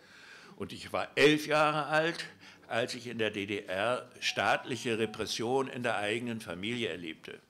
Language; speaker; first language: German; native; German